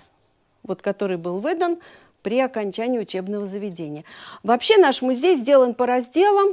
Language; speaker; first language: Russian; native; Russian